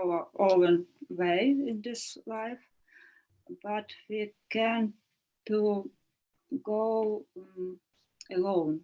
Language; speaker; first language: English; non-native, learner; Ukrainian